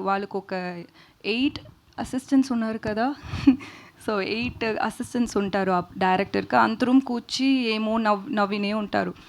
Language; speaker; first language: Telugu; non-native, learner; Tamil